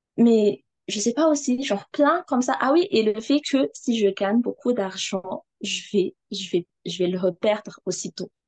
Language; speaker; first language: French; non-native, local second language; Malagasy